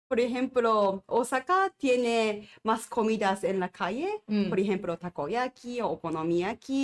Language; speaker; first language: Spanish; non-native, learner; Japanese